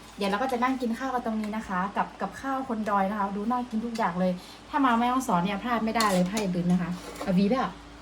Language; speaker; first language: Thai; non-native, local second language; Karen languages